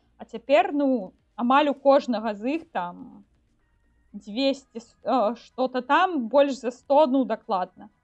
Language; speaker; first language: Belarusian; non-native, local second language; Russian